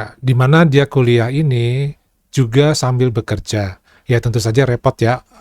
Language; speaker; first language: Indonesian; native; Indonesian